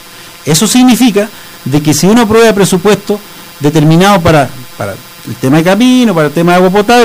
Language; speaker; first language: Spanish; native; Spanish